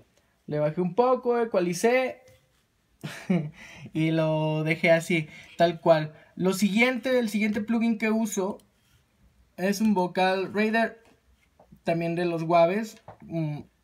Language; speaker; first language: Spanish; native; Spanish